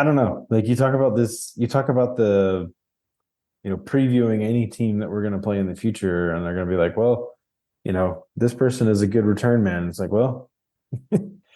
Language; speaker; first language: English; native; English